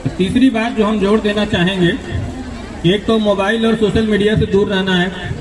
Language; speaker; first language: Hindi; native; Hindi